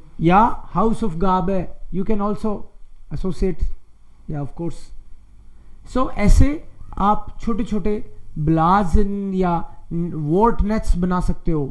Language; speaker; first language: Hindi; native; Hindi